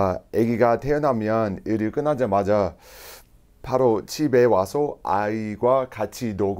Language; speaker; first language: Korean; non-native, learner; English